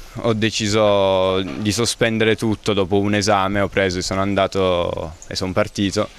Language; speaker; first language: Italian; native; Italian